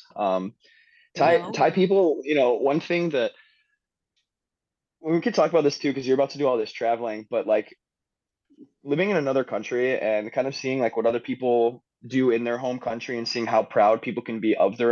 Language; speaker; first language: English; native; English